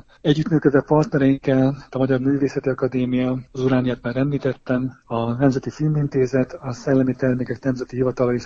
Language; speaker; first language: Hungarian; native; Hungarian